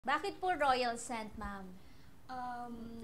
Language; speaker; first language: Filipino; native; Filipino